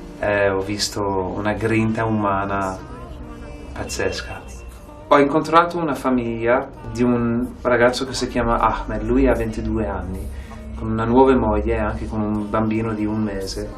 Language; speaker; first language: Italian; non-native, fluent; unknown